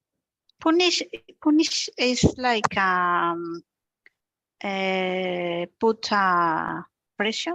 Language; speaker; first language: English; non-native, learner; Spanish